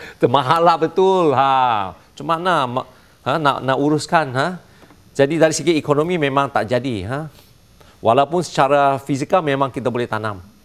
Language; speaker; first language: Malay; non-native, local second language; Chinese